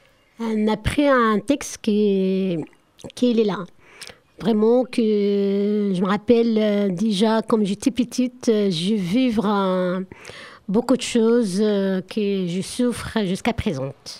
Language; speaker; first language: French; non-native, learner; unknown